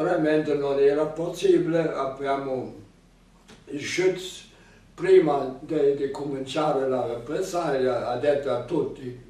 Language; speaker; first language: Italian; non-native, fluent; German